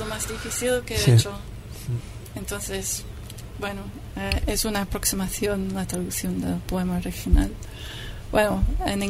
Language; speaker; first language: Spanish; non-native, fluent; English